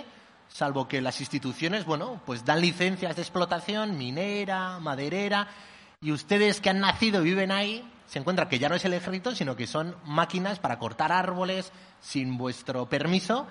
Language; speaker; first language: Spanish; native; Spanish